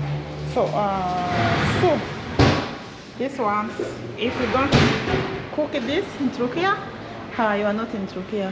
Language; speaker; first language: English; non-native, fluent; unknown